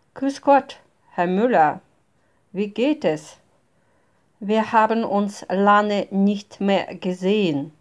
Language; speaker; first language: German; non-native, fluent; Russian